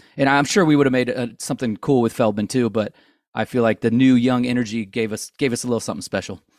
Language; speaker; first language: English; native; English